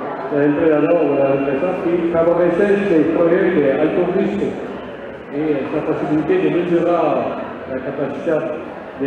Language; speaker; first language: Spanish; non-native, learner; French